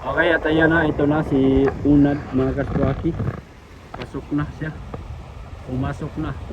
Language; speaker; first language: Filipino; non-native, local second language; Cebuano